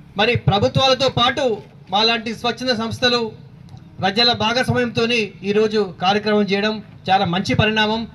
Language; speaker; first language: Telugu; native; Telugu